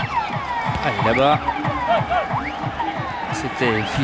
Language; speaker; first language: French; native; French